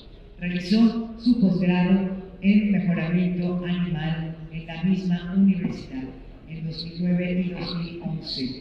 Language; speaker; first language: Spanish; native; Spanish